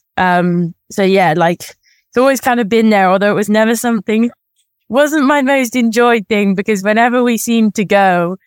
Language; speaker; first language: English; native; English